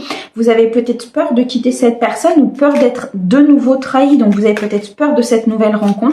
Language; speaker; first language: French; native; French